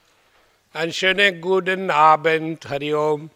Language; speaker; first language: German; non-native, learner; Hindi